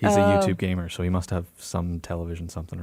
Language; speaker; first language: English; native; English